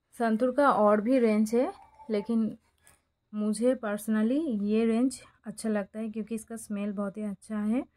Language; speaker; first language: Hindi; non-native, local second language; Bangla